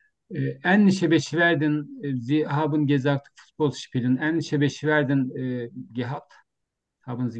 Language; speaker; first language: German; non-native, learner; Turkish